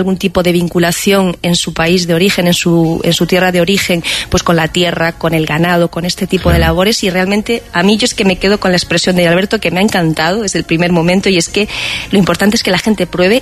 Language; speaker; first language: Spanish; native; Spanish